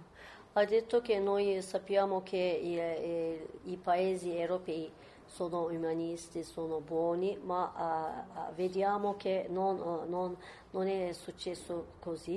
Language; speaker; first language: Italian; non-native, learner; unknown